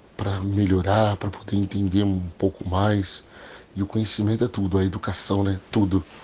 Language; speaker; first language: Portuguese; early bilingual, other home language; English